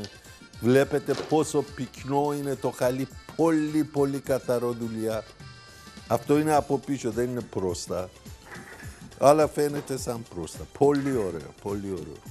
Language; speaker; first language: Greek; non-native, learner; Persian